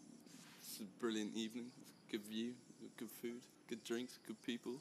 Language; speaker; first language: English; native; English